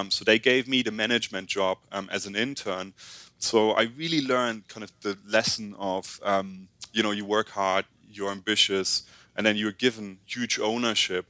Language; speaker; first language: English; non-native, fluent; German